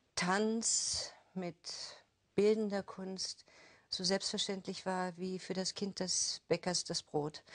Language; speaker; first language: German; native; German